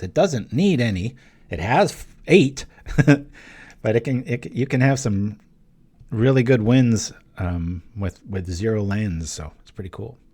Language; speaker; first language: English; native; English